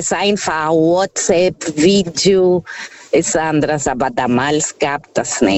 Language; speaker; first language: German; non-native, learner; Portuguese